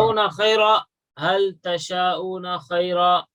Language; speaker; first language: Arabic; non-native, fluent; Urdu